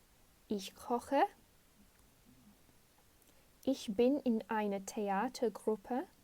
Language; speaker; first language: German; non-native, fluent; English